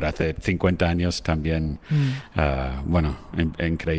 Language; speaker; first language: Spanish; non-native, fluent; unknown